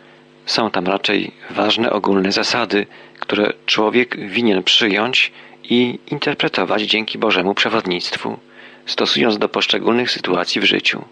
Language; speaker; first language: Polish; native; Polish